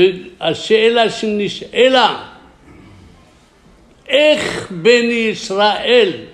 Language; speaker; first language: Hebrew; non-native, fluent; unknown